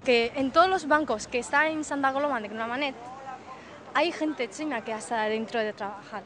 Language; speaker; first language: Spanish; non-native, fluent; Chinese